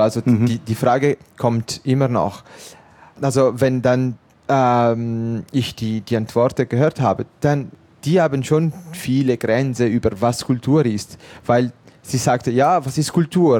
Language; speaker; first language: German; non-native, local second language; Italian